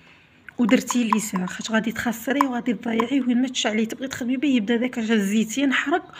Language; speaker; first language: Arabic; native; Arabic